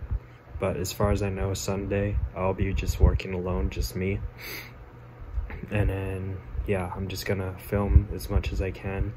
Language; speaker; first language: English; native; English